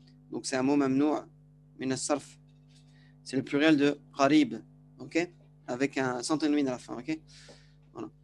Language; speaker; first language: French; native; French